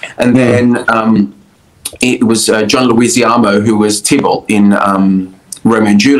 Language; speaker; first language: English; early bilingual, other home language; Spanish